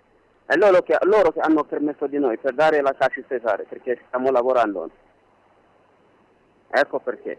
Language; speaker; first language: Italian; non-native, learner; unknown